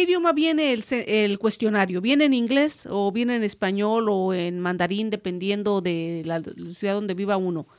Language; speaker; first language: Spanish; native; Spanish